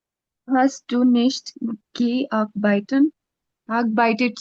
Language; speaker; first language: German; non-native, learner; Urdu